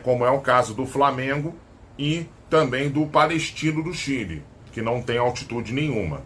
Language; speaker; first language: Portuguese; native; Portuguese